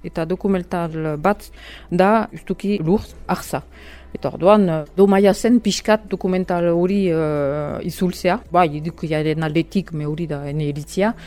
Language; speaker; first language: Basque; non-native, local second language; French